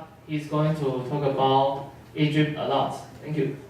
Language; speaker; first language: English; non-native, learner; Chinese